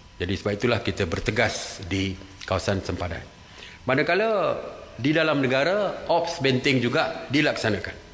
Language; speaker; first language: Malay; native; Malay